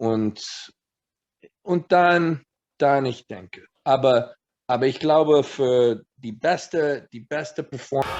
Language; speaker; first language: German; non-native, learner; English